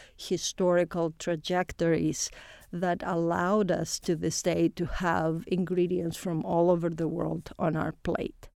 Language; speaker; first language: English; non-native, fluent; Greek